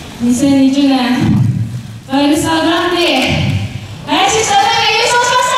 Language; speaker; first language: Japanese; native; Japanese